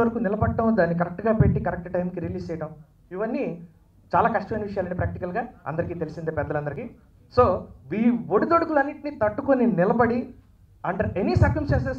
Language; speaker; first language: Telugu; native; Telugu